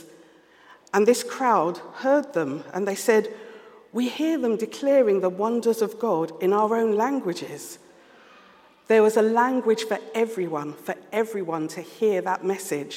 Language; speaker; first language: English; native; English